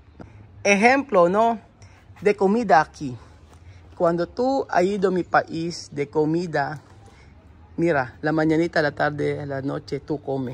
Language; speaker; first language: Spanish; non-native, learner; Filipino